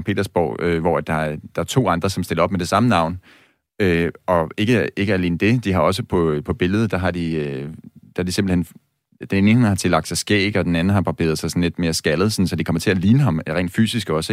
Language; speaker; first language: Danish; native; Danish